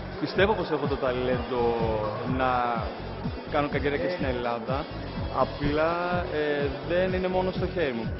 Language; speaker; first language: Greek; early bilingual, heritage; Greek